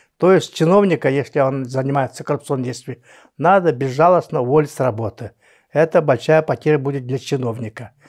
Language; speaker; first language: Russian; non-native, local second language; Yakut